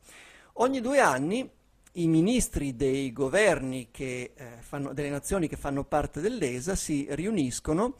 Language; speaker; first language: Italian; native; Italian